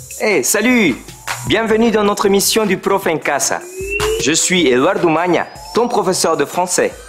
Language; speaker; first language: French; non-native, fluent; Spanish